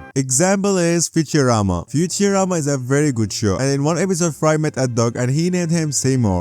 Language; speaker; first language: English; non-native, fluent; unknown